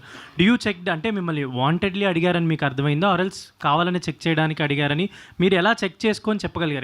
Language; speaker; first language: Telugu; native; Telugu